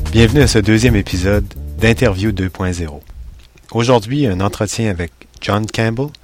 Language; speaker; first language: French; native; French